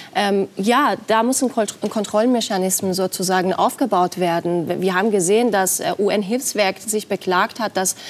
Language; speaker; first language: German; non-native, fluent; Persian